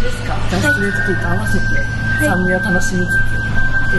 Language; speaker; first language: Japanese; native; Japanese